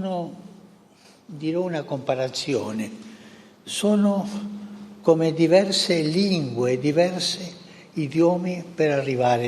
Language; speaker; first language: Italian; non-native, fluent; Spanish